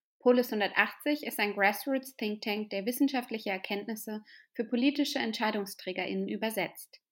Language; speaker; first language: German; native; German